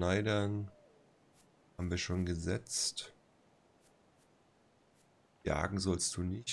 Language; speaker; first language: German; native; German